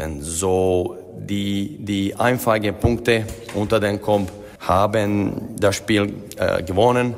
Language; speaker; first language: German; non-native, learner; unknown